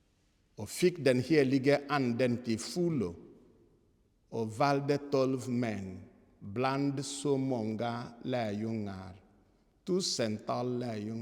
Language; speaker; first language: Swedish; non-native, fluent; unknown